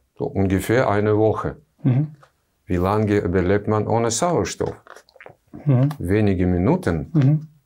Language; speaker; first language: German; non-native, fluent; Russian